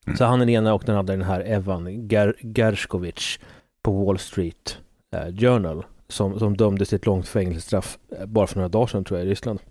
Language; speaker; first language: Swedish; native; Swedish